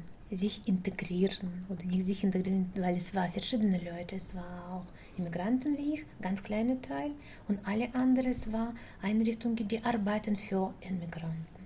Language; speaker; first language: German; non-native, learner; Russian